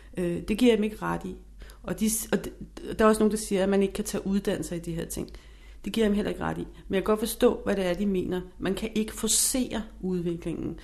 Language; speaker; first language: Danish; non-native, fluent; English